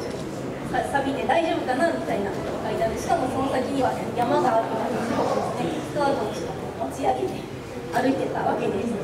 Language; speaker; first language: Japanese; native; Japanese